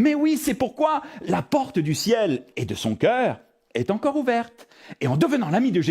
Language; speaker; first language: French; native; French